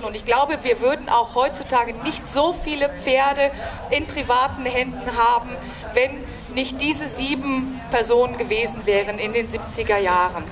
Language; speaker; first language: German; native; German